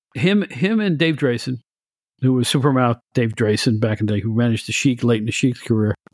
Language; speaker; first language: English; native; English